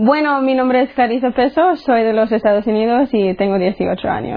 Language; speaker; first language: Spanish; early bilingual, heritage; English